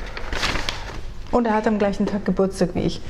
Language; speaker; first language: German; early bilingual, other home language; Hebrew